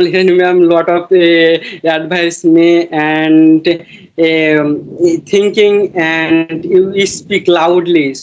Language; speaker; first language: English; non-native, learner; Bangla